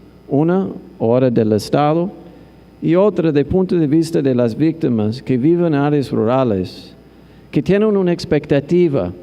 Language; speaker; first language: Spanish; non-native, fluent; English